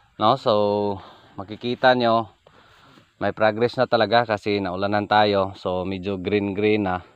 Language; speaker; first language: Filipino; non-native, local second language; Cebuano